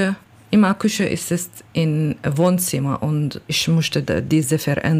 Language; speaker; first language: German; non-native, learner; Kurdish